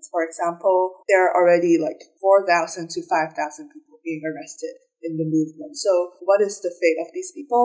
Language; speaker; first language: English; non-native, local second language; Cantonese